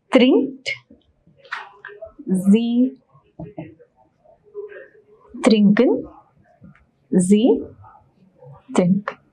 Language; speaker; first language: German; non-native, fluent; English